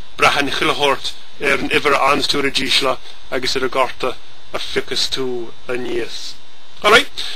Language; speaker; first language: Irish; native; Irish